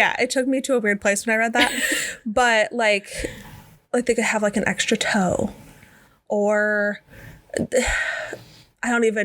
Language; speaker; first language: English; native; English